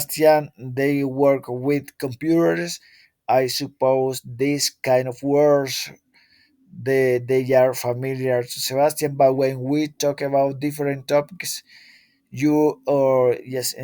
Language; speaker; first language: English; non-native, learner; Spanish